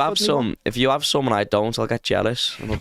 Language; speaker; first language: English; native; English